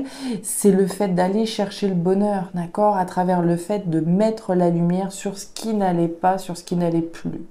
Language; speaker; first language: French; native; French